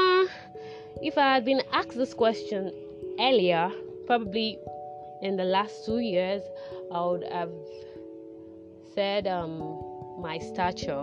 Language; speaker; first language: English; non-native, local second language; Yoruba